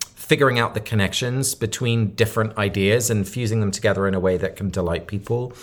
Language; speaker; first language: English; native; English